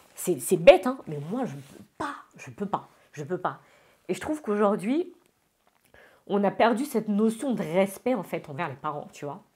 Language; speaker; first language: French; native; French